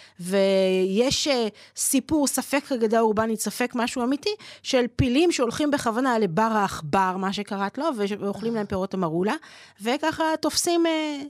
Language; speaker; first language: Hebrew; native; Hebrew